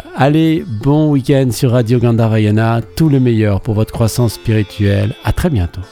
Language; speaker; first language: French; native; French